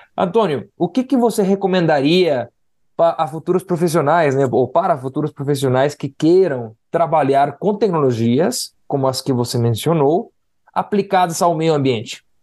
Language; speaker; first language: Portuguese; non-native, fluent; Spanish